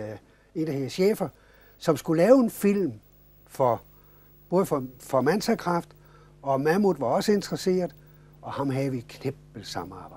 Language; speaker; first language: Danish; native; Danish